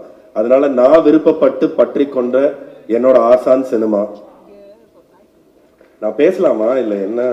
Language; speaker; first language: Tamil; native; Tamil